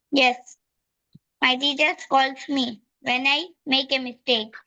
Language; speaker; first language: English; non-native, learner; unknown